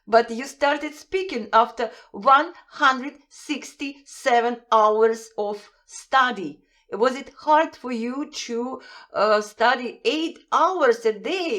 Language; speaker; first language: English; non-native, fluent; Russian